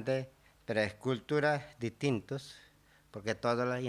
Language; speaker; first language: Spanish; non-native, learner; Tibetan